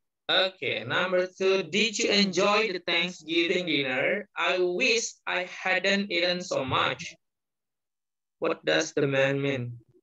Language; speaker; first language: English; non-native, fluent; Indonesian